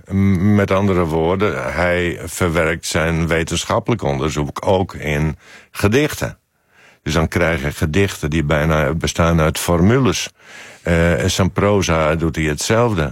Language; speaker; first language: Dutch; native; Dutch